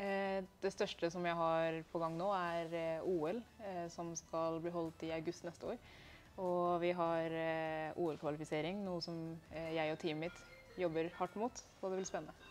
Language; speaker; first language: Norwegian; early bilingual, other home language; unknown